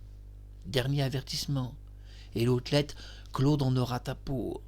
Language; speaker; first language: French; native; French